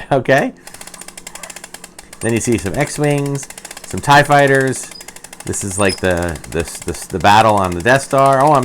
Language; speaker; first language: English; native; English